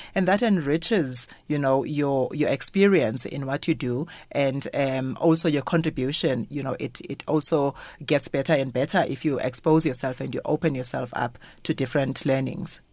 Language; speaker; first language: English; non-native, local second language; Xhosa